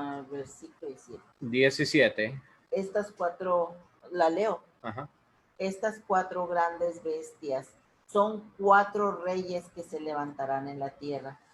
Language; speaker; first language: Spanish; native; Spanish